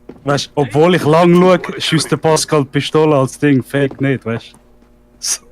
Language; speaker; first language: German; native; German